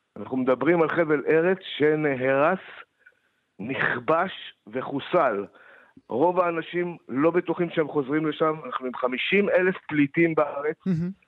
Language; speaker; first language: Hebrew; native; Hebrew